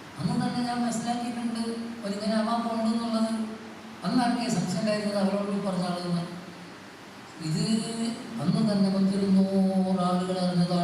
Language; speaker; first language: Malayalam; native; Malayalam